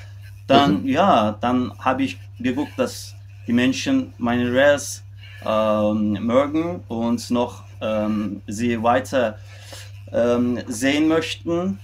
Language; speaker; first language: German; non-native, fluent; Turkish